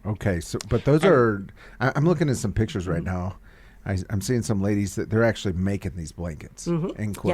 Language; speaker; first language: English; native; English